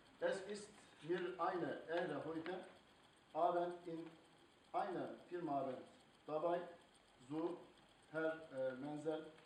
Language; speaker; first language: German; non-native, learner; Turkish